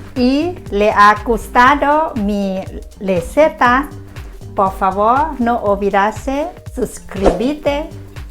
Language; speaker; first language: Spanish; non-native, learner; Thai